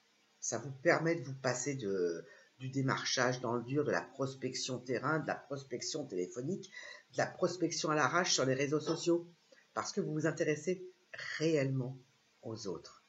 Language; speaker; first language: French; native; French